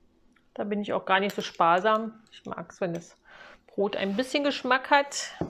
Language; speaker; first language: German; native; German